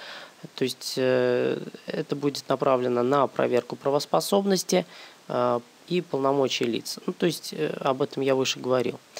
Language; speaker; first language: Russian; native; Russian